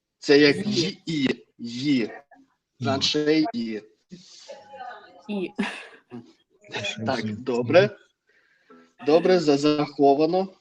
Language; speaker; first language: Ukrainian; non-native, fluent; Russian